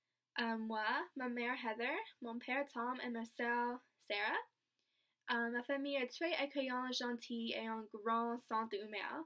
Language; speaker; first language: French; non-native, learner; English